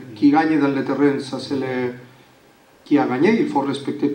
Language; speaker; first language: French; non-native, learner; Spanish